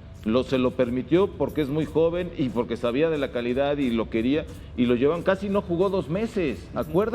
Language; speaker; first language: Spanish; native; Spanish